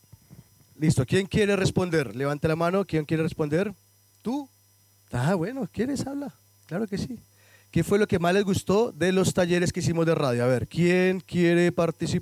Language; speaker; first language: Spanish; native; Spanish